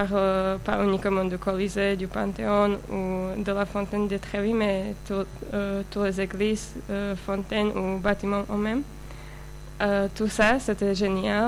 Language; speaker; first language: French; non-native, fluent; Slovak